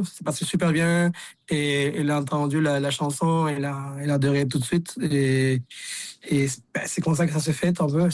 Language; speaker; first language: French; native; French